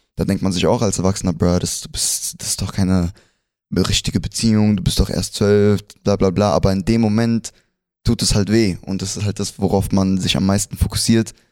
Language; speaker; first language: German; early bilingual, other home language; Spanish